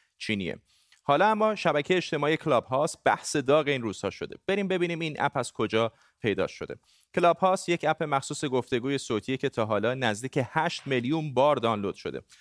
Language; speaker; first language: Persian; non-native, local second language; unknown